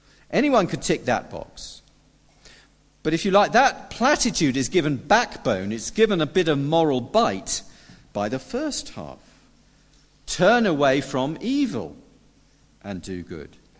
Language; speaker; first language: English; native; English